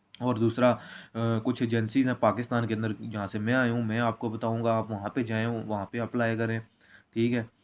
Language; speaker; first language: Hindi; non-native, local second language; Punjabi